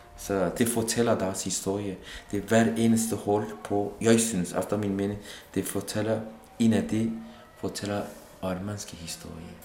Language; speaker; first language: Danish; non-native, fluent; Kurdish